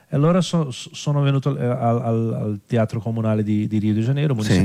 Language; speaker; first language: Italian; non-native, fluent; Portuguese